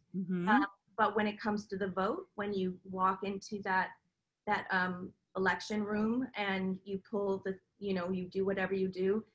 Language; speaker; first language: English; native; English